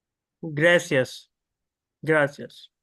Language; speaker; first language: Spanish; non-native, learner; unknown